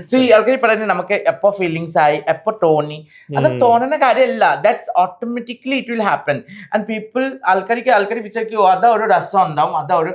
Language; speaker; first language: Malayalam; non-native, fluent; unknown